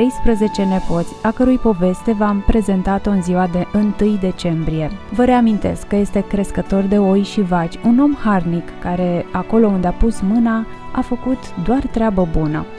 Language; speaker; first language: Romanian; native; Romanian